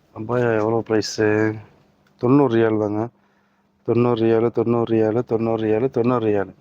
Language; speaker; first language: Tamil; native; Tamil